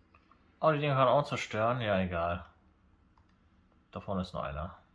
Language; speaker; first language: German; native; German